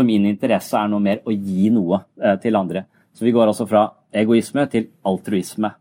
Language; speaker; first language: Norwegian; native; Norwegian